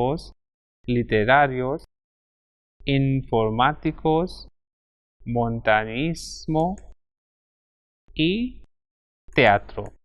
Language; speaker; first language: Spanish; non-native, fluent; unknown